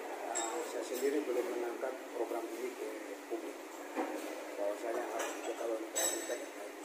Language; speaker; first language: Indonesian; non-native, local second language; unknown